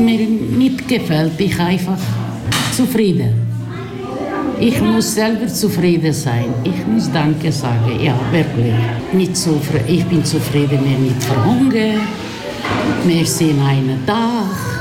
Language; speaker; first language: German; non-native, learner; Kurdish